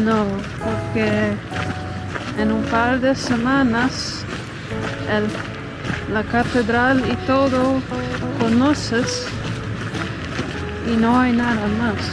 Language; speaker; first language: Spanish; non-native, fluent; Dutch